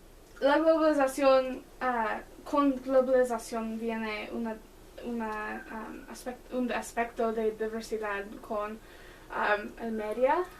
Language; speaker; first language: Spanish; non-native, learner; English